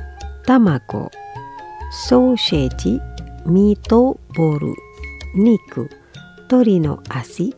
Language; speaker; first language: Japanese; non-native, fluent; Indonesian